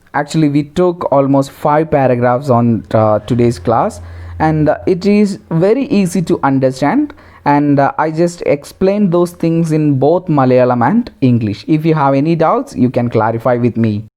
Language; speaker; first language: English; non-native, local second language; Malayalam